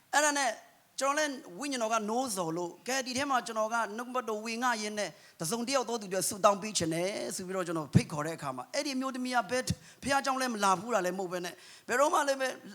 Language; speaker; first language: Burmese; non-native, local second language; Kachin